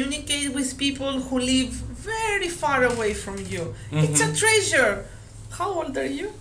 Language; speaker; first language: English; non-native, fluent; Greek